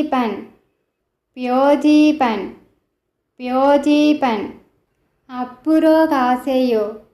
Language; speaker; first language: Korean; non-native, fluent; Tamil